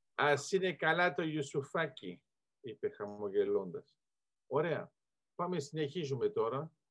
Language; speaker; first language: Greek; early bilingual, heritage; Greek